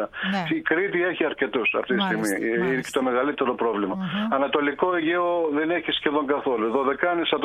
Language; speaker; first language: Greek; native; Greek